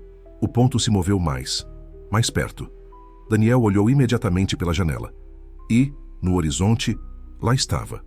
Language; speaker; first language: Portuguese; native; Portuguese